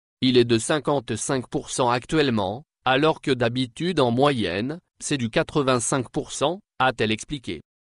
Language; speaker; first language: French; non-native, local second language; Arabic